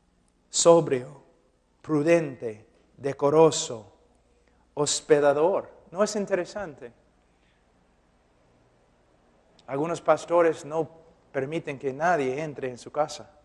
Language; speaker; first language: Spanish; non-native, fluent; English